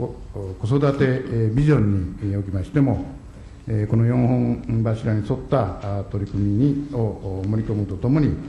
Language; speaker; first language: Japanese; native; Japanese